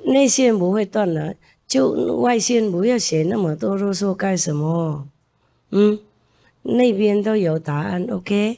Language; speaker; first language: Chinese; non-native, fluent; Vietnamese